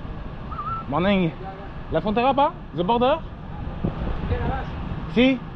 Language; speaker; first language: Spanish; non-native, learner; French